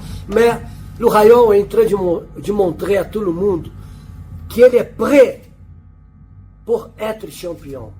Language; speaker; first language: French; non-native, fluent; Portuguese